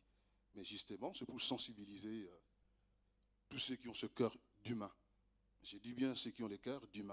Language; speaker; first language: French; native; French